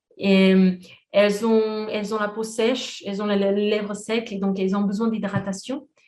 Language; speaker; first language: French; non-native, fluent; Portuguese